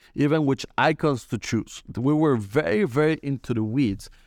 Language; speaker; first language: English; non-native, fluent; Spanish